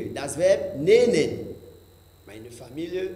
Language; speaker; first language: German; non-native, fluent; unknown